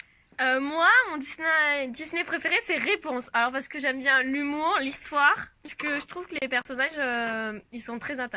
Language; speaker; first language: French; native; French